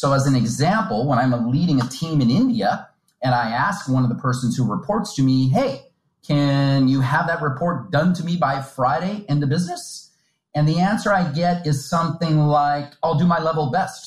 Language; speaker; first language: English; native; English